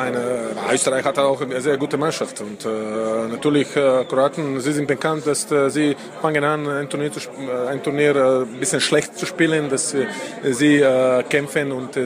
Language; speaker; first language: German; non-native, fluent; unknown